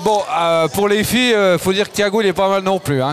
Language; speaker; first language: French; native; French